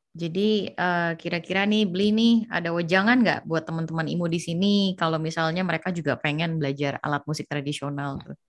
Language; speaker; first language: Indonesian; native; Indonesian